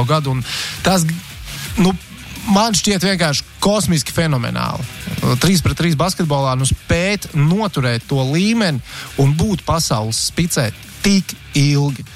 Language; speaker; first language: Latvian; native; Latvian